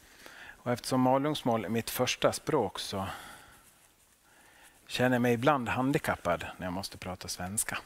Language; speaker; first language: Swedish; non-native, local second language; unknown